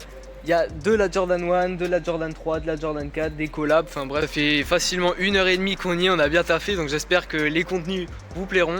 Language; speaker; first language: French; native; French